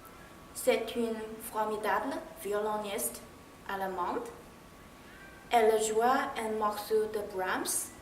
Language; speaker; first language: French; non-native, learner; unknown